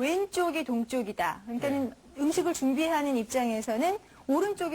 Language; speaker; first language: Korean; native; Korean